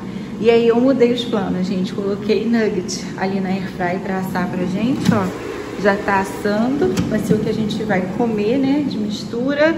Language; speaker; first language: Portuguese; native; Portuguese